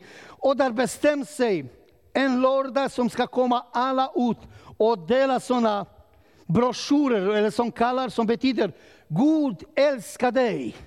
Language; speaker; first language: Swedish; non-native, learner; Romanian